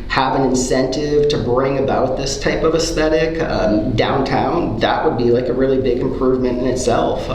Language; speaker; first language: English; native; English